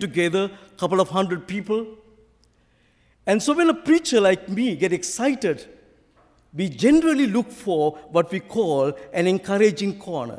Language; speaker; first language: English; non-native, local second language; Sinhala